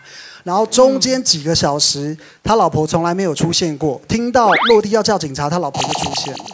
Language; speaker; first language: Chinese; native; Chinese